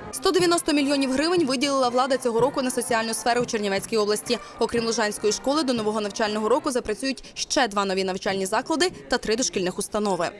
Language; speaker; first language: Ukrainian; native; Ukrainian